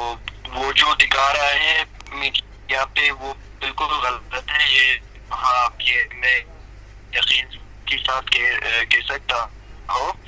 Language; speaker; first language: Hindi; non-native, fluent; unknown